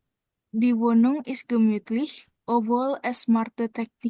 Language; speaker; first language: German; non-native, learner; Indonesian